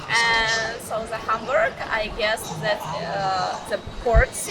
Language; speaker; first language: English; non-native, learner; Russian